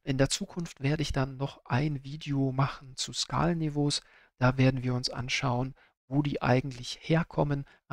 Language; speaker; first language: German; native; German